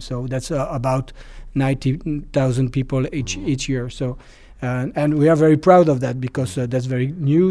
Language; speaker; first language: English; non-native, learner; French